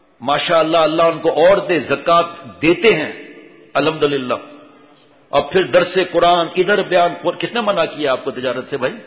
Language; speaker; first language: Urdu; native; Urdu